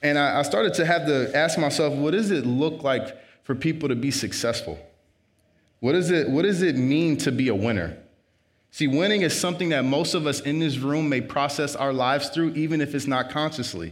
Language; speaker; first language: English; native; English